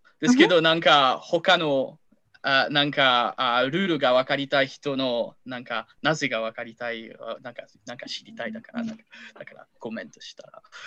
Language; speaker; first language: Japanese; non-native, learner; French